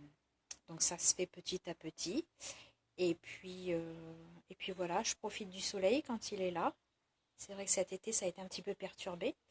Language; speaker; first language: French; native; French